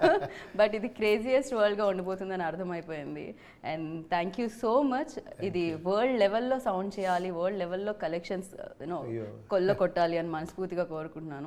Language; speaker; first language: Telugu; native; Telugu